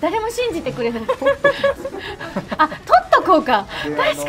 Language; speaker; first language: Japanese; native; Japanese